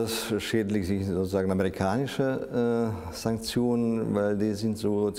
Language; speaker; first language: German; non-native, fluent; Russian